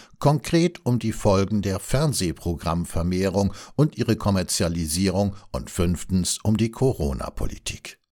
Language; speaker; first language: German; native; German